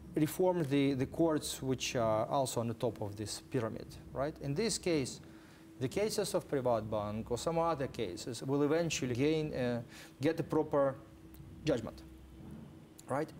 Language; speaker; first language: English; non-native, fluent; Ukrainian